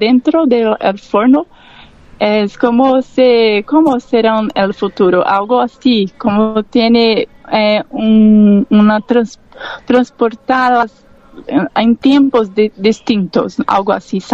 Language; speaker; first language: Spanish; non-native, learner; Portuguese